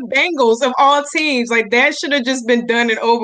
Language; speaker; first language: English; native; English